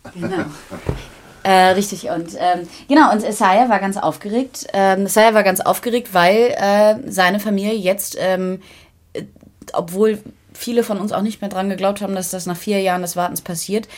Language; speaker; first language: German; native; German